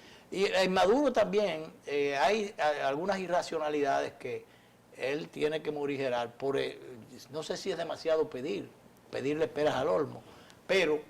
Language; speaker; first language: Spanish; native; Spanish